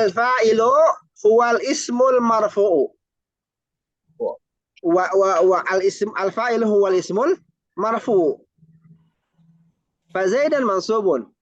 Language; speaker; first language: Arabic; non-native, fluent; Indonesian